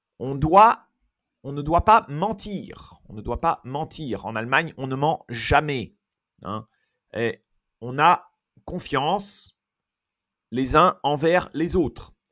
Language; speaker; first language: French; native; French